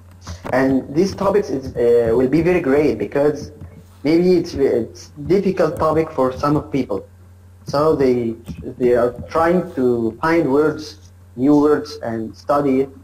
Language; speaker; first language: English; non-native, learner; Arabic